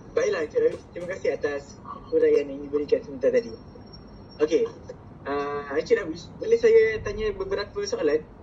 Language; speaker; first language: Malay; native; Malay